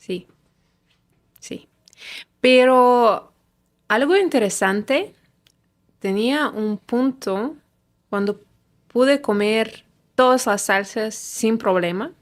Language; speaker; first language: Spanish; non-native, fluent; Ukrainian